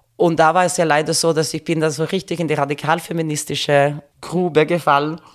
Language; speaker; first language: German; non-native, fluent; Finnish